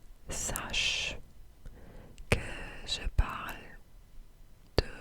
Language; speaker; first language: French; non-native, fluent; English